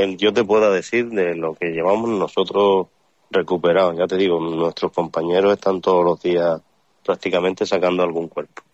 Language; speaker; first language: Spanish; native; Spanish